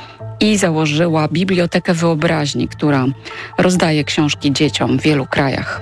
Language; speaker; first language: Polish; native; Polish